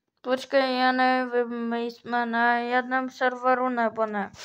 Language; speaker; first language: Czech; early bilingual, other home language; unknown